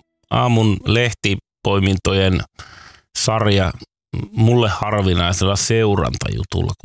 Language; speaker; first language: Finnish; native; Finnish